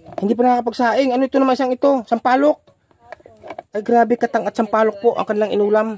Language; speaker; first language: Filipino; native; Filipino